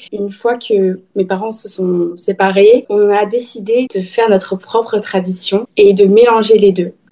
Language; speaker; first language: French; early bilingual, heritage; French